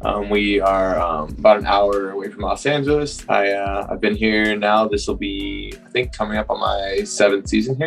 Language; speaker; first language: English; native; English